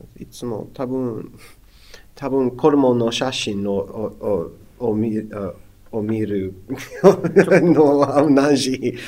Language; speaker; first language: Japanese; non-native, learner; English